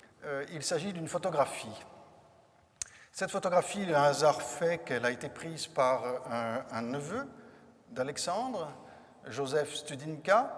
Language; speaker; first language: French; native; French